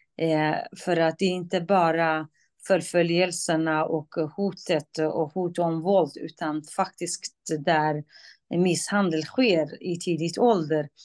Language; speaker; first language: Swedish; non-native, fluent; Kurdish